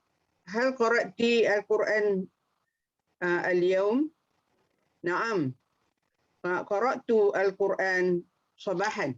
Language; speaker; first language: Arabic; non-native, learner; Malay